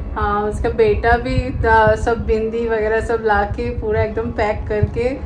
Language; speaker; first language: Hindi; non-native, local second language; Bangla